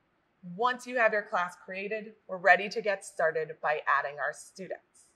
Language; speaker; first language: English; native; English